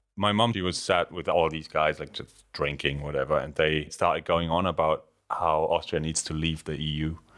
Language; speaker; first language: English; non-native, fluent; German